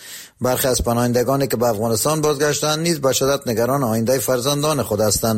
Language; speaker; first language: Persian; native; Persian